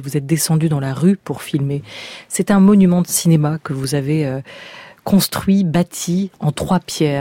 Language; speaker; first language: French; native; French